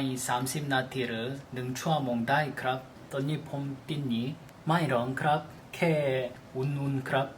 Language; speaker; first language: Thai; non-native, learner; Korean